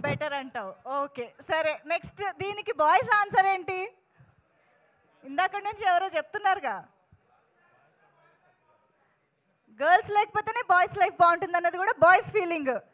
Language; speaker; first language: Telugu; native; Telugu